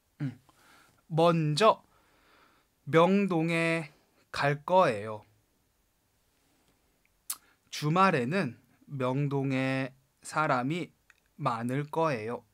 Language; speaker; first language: Korean; non-native, fluent; Chinese